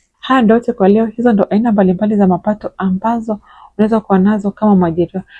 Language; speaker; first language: Swahili; native; Swahili